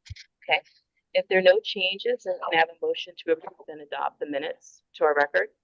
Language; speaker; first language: English; native; English